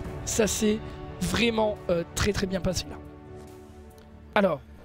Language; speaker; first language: French; native; French